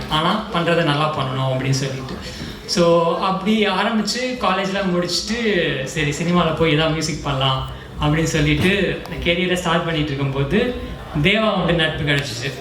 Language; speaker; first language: Tamil; native; Tamil